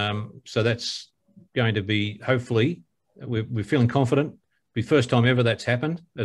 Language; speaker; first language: English; native; English